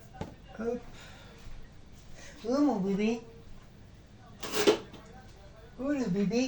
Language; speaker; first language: French; native; French